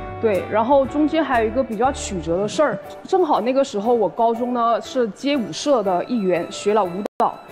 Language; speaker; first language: Chinese; native; Chinese